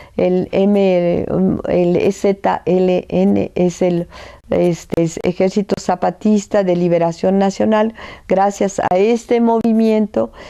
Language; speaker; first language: Spanish; early bilingual, other home language; French